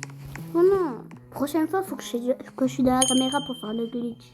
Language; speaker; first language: French; native; French